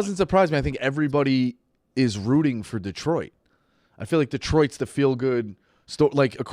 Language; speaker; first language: English; native; English